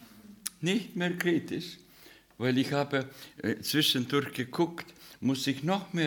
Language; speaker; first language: German; non-native, fluent; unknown